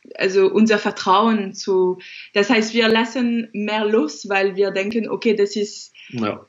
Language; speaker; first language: German; non-native, fluent; French